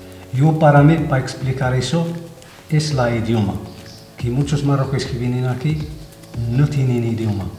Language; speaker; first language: Spanish; non-native, fluent; Arabic